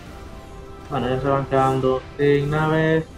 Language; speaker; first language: Spanish; native; Spanish